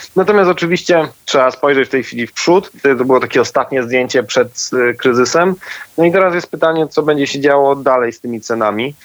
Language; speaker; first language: Polish; native; Polish